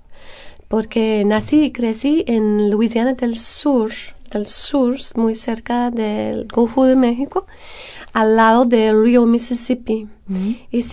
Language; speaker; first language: Spanish; non-native, fluent; English